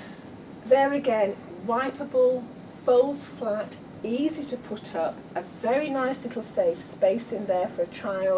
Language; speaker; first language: English; native; English